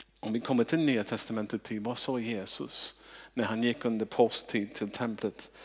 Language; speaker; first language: Swedish; non-native, fluent; English